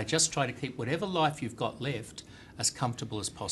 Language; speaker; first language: English; native; English